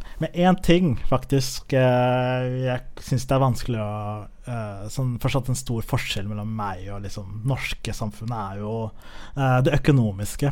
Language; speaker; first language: Norwegian; early bilingual, other home language; Somali